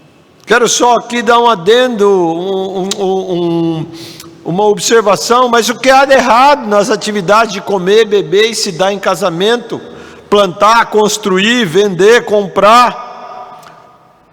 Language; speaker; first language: Portuguese; native; Portuguese